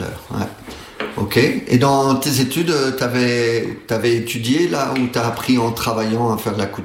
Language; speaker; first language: French; native; French